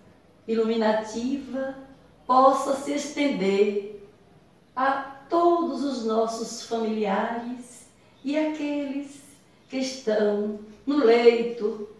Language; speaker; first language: Portuguese; native; Portuguese